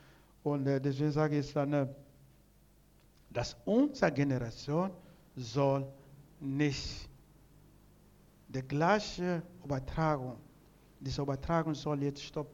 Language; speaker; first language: German; non-native, learner; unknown